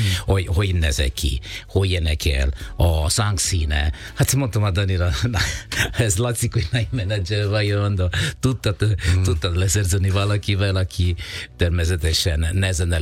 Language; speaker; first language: Hungarian; non-native, fluent; Italian